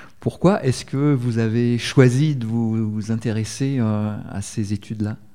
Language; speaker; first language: French; native; French